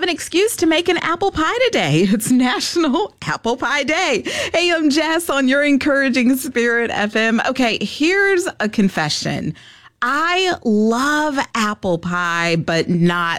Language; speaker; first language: English; native; English